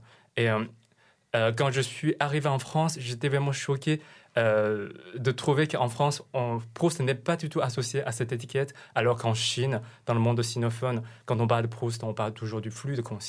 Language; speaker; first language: French; non-native, fluent; Chinese